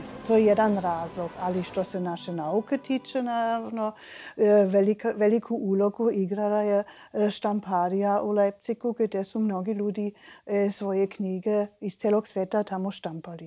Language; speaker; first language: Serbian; non-native, fluent; German